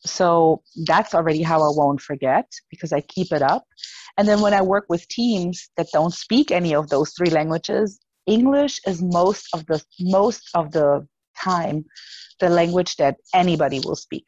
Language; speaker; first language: English; non-native, fluent; German